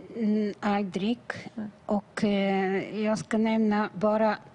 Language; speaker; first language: Swedish; non-native, fluent; Bulgarian